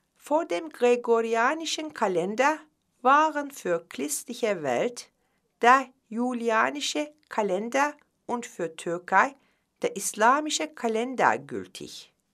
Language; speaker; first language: German; non-native, fluent; Turkish